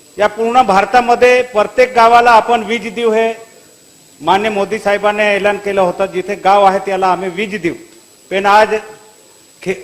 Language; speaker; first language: Marathi; non-native, local second language; Bhili